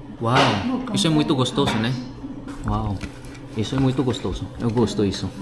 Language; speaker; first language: Portuguese; non-native, learner; Indonesian